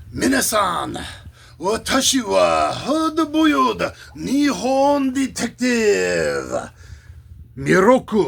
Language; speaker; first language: Japanese; non-native, learner; English